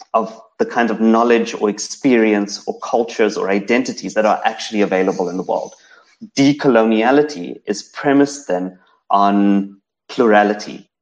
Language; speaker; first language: English; native; English